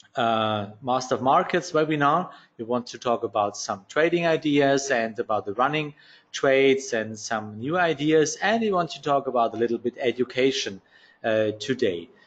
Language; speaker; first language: English; non-native, learner; German